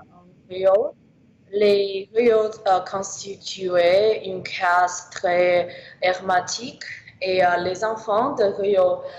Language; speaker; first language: French; non-native, learner; English